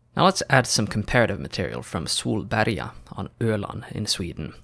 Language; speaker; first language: English; non-native, fluent; Norwegian